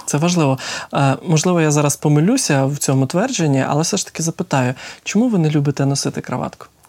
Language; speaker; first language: Ukrainian; native; Ukrainian